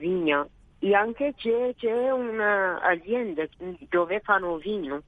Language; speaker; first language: Italian; non-native, learner; Kabuverdianu